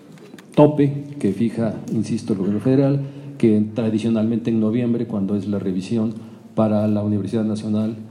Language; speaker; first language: Spanish; native; Spanish